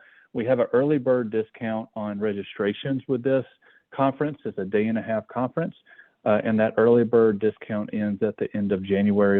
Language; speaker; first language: English; native; English